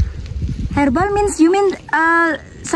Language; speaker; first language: English; non-native, learner; Indonesian